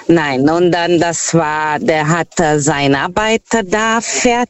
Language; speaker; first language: German; non-native, fluent; Portuguese